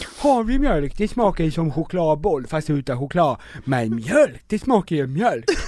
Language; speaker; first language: Swedish; native; Swedish